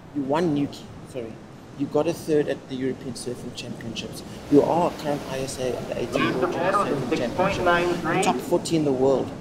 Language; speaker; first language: English; native; English